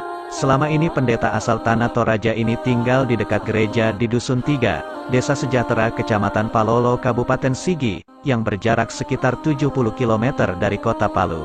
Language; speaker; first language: Indonesian; native; Indonesian